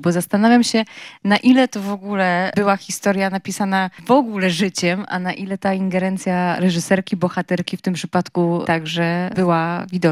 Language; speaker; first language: Polish; native; Polish